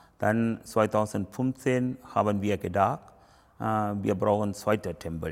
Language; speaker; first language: German; non-native, learner; Tamil